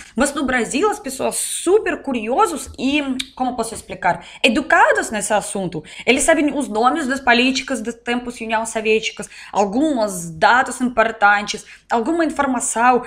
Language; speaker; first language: Portuguese; non-native, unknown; Russian